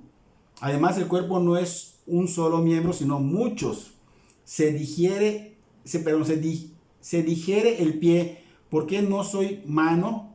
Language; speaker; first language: Spanish; native; Spanish